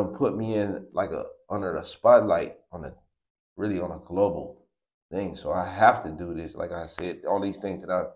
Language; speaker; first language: English; native; English